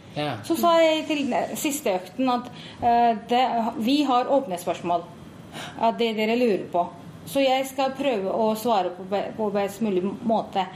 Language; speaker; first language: Norwegian; non-native, fluent; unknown